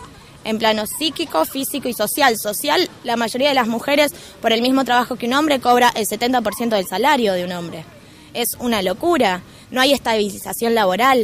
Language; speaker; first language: Spanish; native; Spanish